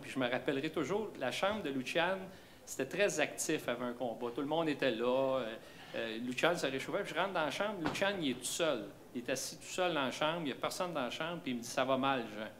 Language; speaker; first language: French; native; French